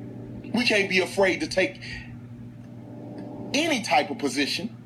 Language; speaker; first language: English; native; English